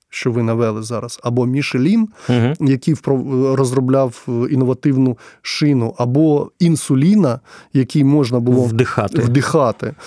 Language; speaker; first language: Ukrainian; non-native, local second language; Russian